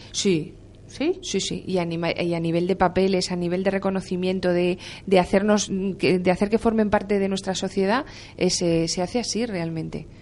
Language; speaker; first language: Spanish; native; Spanish